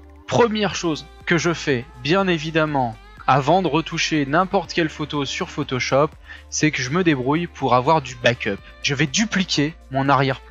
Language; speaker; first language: French; native; French